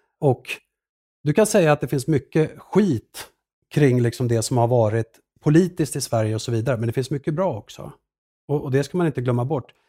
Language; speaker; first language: Swedish; early bilingual, other home language; Assyrian Neo-Aramaic